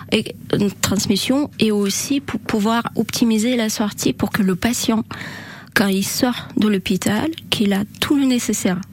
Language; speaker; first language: French; non-native, fluent; Russian